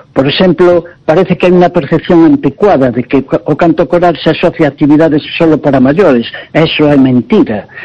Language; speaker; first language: Galician; native; Galician